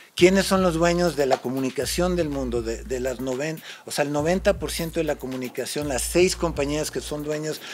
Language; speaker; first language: Spanish; native; Spanish